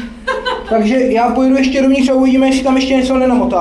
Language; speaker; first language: Czech; native; Czech